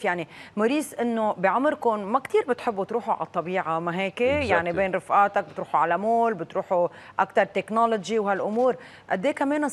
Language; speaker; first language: Arabic; native; Arabic